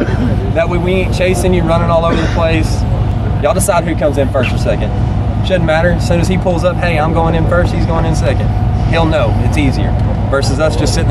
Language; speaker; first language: English; native; English